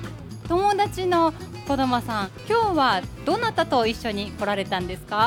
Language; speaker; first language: Japanese; native; Japanese